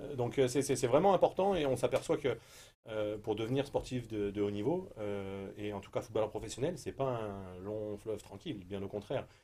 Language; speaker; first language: French; native; French